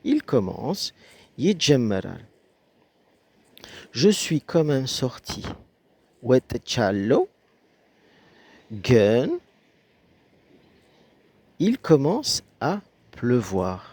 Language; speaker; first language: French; non-native, fluent; Amharic